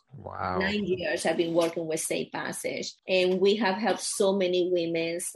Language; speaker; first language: English; non-native, fluent; Spanish